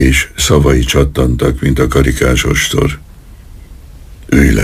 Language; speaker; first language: Hungarian; native; Hungarian